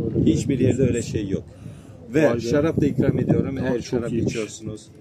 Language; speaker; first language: Turkish; non-native, learner; Albanian